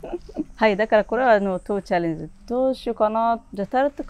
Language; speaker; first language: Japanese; non-native, learner; Arabic